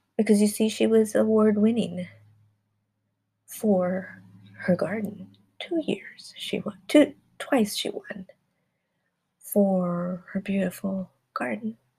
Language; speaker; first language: English; early bilingual, other home language; Spanish